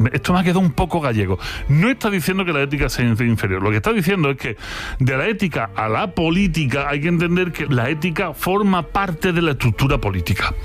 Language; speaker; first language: Spanish; native; Spanish